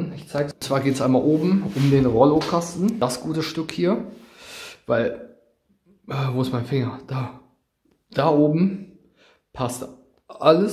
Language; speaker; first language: German; native; German